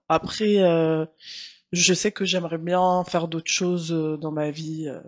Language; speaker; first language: French; early bilingual, other home language; Arabic